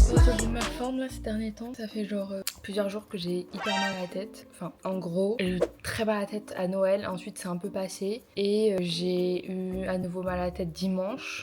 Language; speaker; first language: French; native; French